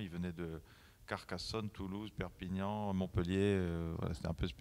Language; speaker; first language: French; native; French